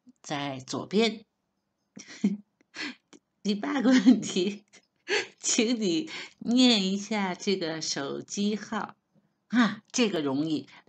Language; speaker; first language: Chinese; non-native, learner; Hebrew